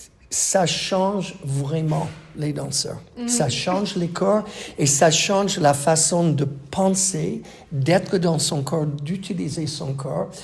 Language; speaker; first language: French; non-native, fluent; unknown